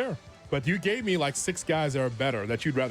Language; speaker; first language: English; native; English